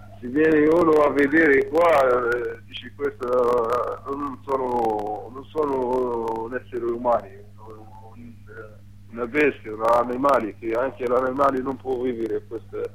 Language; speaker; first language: Italian; non-native, learner; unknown